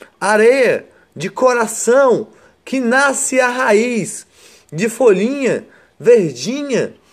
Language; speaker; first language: Portuguese; native; Portuguese